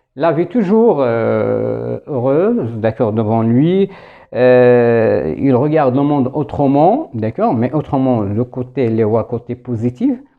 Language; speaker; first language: French; non-native, local second language; Arabic